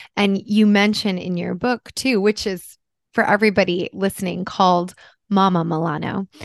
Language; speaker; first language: English; early bilingual, other home language; Italian